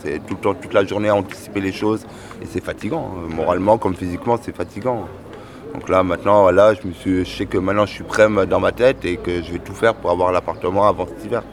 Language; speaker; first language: French; native; French